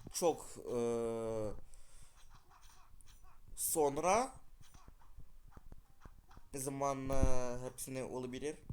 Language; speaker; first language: Turkish; non-native, learner; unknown